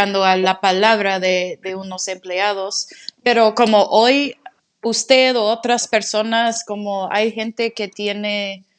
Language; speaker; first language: Spanish; non-native, fluent; English